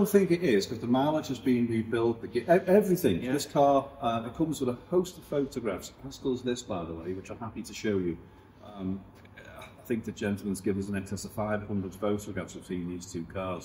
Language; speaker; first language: English; native; English